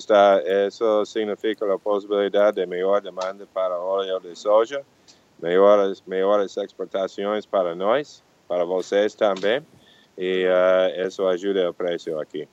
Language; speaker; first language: Portuguese; non-native, fluent; English